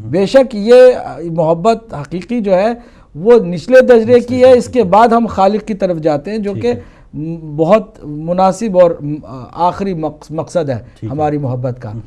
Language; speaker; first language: Urdu; native; Urdu